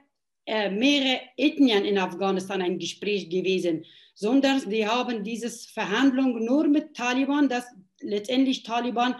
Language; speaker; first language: German; non-native, fluent; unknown